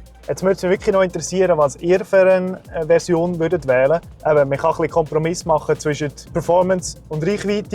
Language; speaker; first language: German; native; German